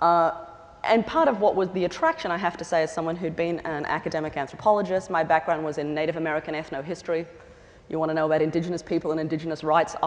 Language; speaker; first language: English; native; English